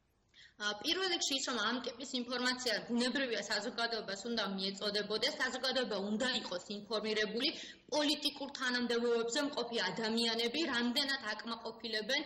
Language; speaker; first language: Georgian; native; Georgian